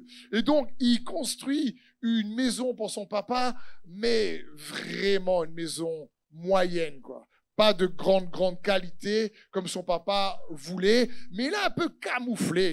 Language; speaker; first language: French; native; French